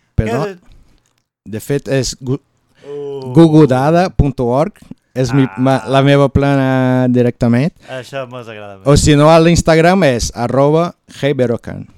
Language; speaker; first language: Catalan; non-native, learner; Portuguese